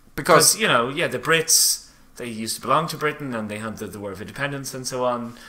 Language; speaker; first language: English; native; English